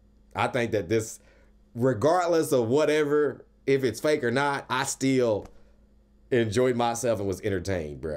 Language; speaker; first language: English; native; English